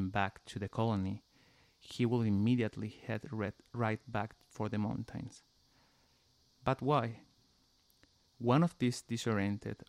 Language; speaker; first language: English; non-native, fluent; Spanish